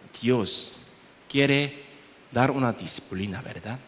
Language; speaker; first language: Spanish; non-native, learner; Korean